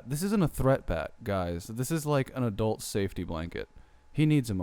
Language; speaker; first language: English; native; English